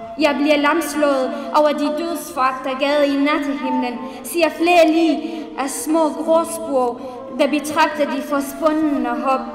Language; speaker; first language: Danish; non-native, fluent; Central Kurdish